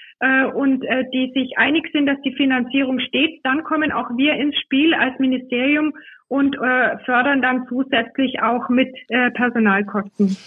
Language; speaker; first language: German; native; German